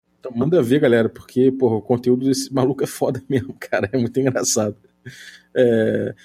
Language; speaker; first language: Portuguese; native; Portuguese